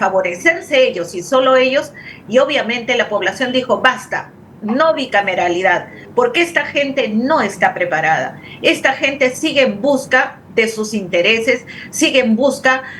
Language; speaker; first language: Spanish; native; Spanish